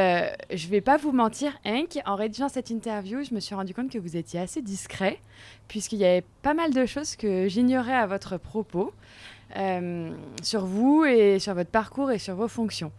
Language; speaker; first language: French; native; French